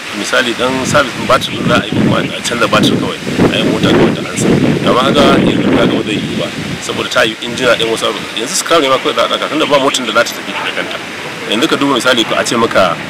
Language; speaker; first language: Hausa; native; Hausa